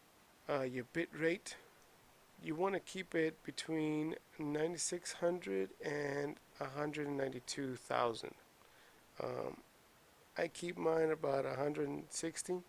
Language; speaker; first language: English; native; English